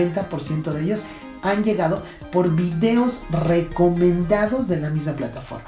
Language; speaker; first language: Spanish; native; Spanish